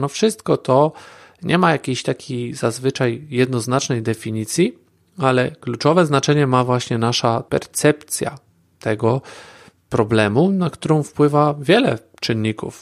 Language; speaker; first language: Polish; native; Polish